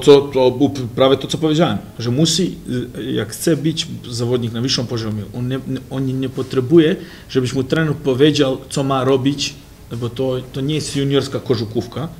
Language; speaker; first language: Polish; non-native, fluent; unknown